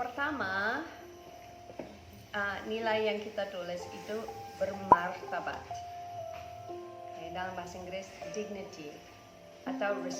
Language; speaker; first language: Indonesian; non-native, fluent; English